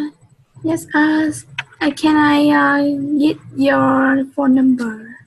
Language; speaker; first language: English; non-native, learner; Vietnamese